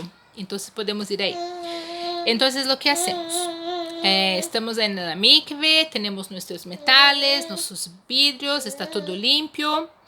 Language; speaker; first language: Spanish; non-native, fluent; Portuguese